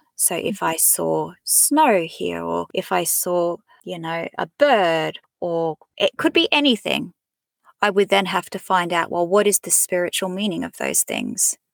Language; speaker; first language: English; native; English